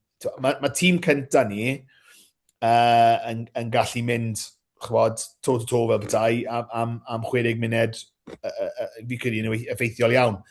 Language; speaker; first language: Welsh; native; Welsh